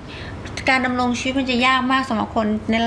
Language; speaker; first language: Thai; native; Thai